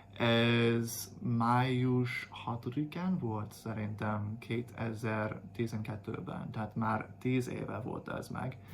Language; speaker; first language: Hungarian; non-native, fluent; English